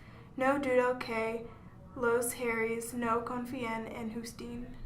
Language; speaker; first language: Spanish; non-native, learner; English